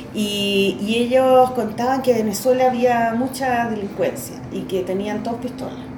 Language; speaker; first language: Spanish; native; Spanish